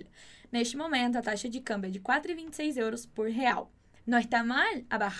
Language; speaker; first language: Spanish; non-native, fluent; Portuguese